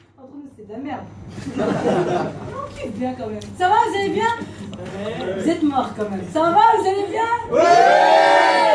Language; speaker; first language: French; native; French